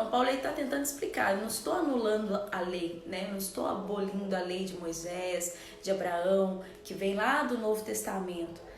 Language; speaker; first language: Portuguese; native; Portuguese